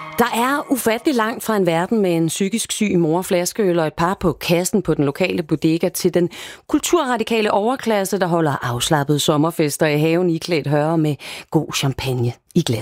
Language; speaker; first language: Danish; native; Danish